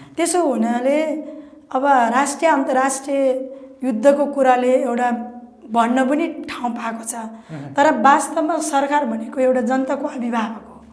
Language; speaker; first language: Nepali; non-native, local second language; Eastern Tamang